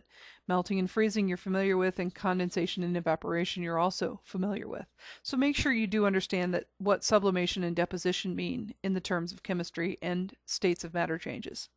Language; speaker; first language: English; native; English